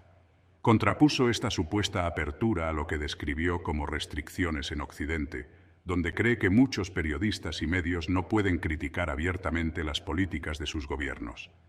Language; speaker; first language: Spanish; native; Spanish